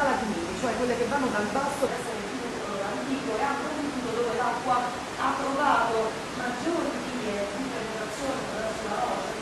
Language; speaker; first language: Italian; native; Italian